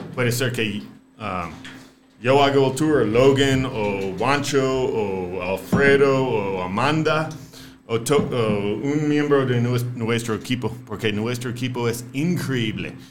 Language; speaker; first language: Spanish; non-native, fluent; English